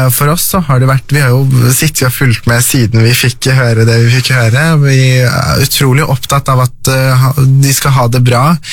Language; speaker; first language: Norwegian; early bilingual, other home language; Persian